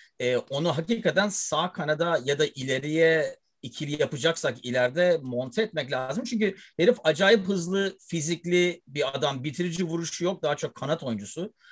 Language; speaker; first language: Turkish; early bilingual, heritage; Turkish